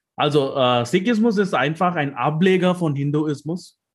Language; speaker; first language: German; non-native, learner; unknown